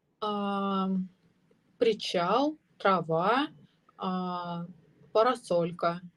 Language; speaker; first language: Ukrainian; non-native, learner; Russian